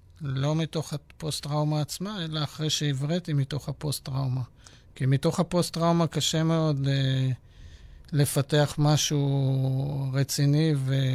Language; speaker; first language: Hebrew; native; Hebrew